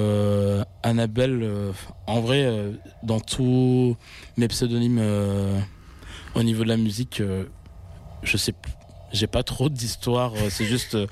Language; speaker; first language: French; native; French